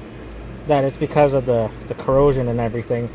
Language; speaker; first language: English; native; English